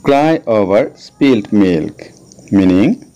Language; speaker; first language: English; non-native, local second language; Assamese